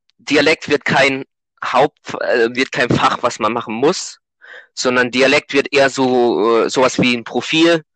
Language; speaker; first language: German; native; German